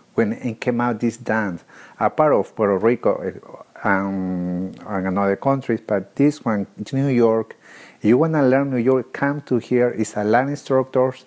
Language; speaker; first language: English; non-native, learner; Spanish